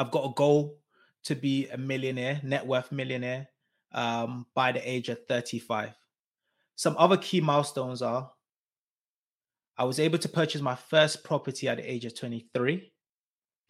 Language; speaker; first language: English; native; English